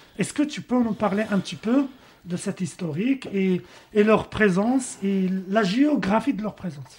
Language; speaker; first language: French; non-native, local second language; Arabic